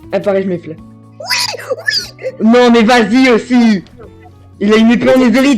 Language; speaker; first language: French; native; French